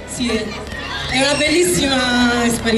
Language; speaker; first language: Italian; native; Italian